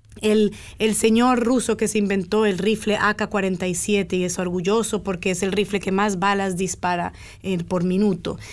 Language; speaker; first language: Spanish; native; Spanish